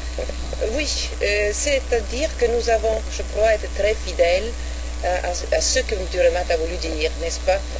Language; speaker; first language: French; non-native, fluent; Swedish